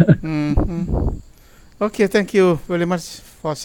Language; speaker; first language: English; non-native, learner; Thai